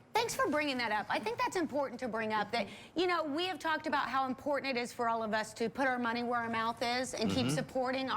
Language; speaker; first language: English; native; English